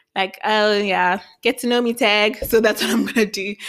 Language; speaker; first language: English; non-native, local second language; Venda